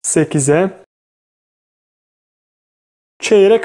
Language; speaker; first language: Turkish; non-native, fluent; Bosnian